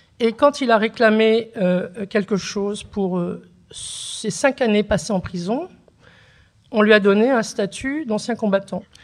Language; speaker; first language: French; early bilingual, other home language; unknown